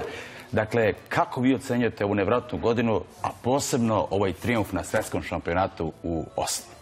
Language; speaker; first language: Serbian; native; Serbian